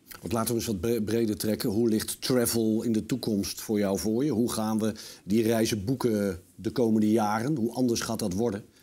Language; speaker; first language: Dutch; native; Dutch